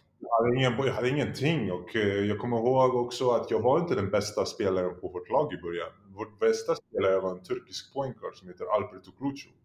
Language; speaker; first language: Swedish; early bilingual, other home language; Polish